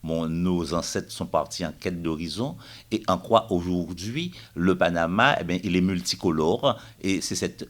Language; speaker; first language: French; native; French